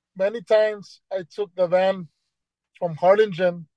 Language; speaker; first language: English; native; English